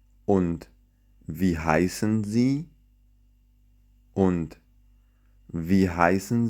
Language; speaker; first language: German; non-native, fluent; Central Kurdish